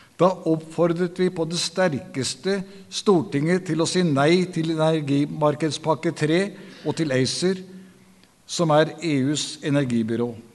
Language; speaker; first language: Norwegian; native; Norwegian